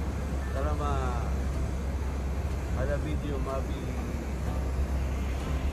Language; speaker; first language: Arabic; non-native, learner; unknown